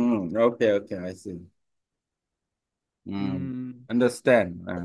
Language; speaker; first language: English; non-native, learner; Korean